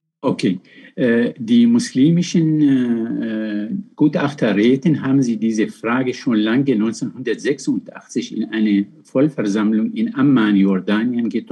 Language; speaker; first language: German; non-native, fluent; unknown